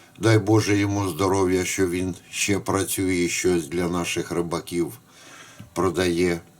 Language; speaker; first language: Ukrainian; non-native, local second language; Russian